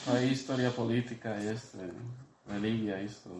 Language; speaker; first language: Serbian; early bilingual, heritage; Spanish